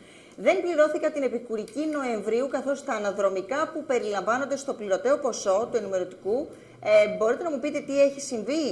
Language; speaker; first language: Greek; native; Greek